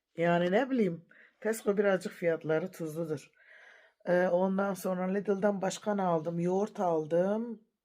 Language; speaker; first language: Turkish; native; Turkish